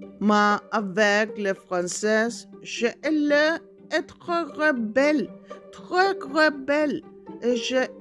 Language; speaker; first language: French; non-native, learner; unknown